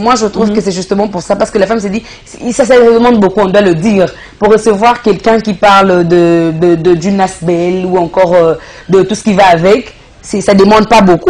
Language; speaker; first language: French; non-native, local second language; Lingala